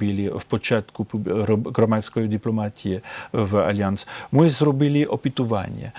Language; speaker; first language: Ukrainian; non-native, fluent; French